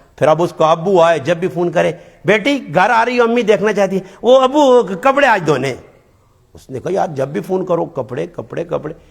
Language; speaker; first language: Urdu; non-native, local second language; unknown